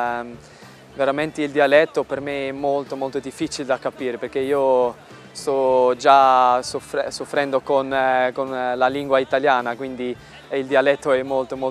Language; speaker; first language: Italian; non-native, fluent; German